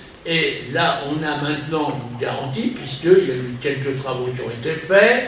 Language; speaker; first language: French; native; French